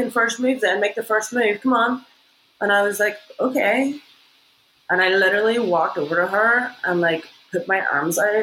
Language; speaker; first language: English; native; English